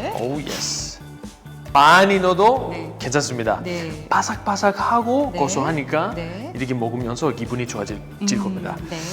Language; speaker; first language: Korean; non-native, fluent; Greek